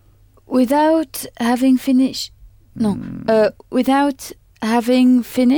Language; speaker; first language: English; non-native, learner; French